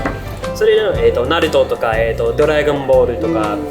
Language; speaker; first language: Japanese; non-native, learner; English